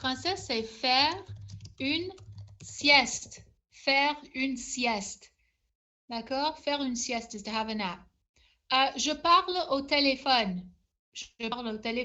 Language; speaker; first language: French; non-native, fluent; English